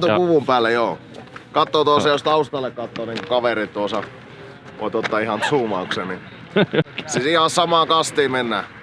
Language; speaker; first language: Finnish; native; Finnish